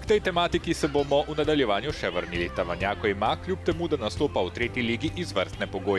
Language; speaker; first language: Slovenian; native; Slovenian